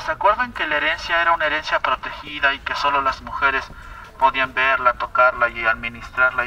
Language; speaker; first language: Spanish; native; Spanish